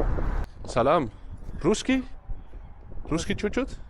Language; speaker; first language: Russian; non-native, learner; Dutch